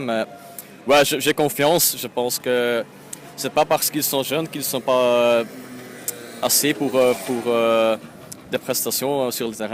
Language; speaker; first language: French; non-native, local second language; Dutch